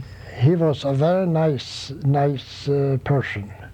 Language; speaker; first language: English; non-native, fluent; Swedish